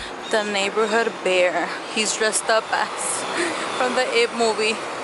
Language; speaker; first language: English; early bilingual, other home language; Spanish